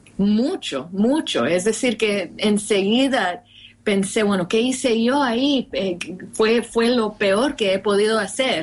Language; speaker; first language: Spanish; early bilingual, heritage; Spanish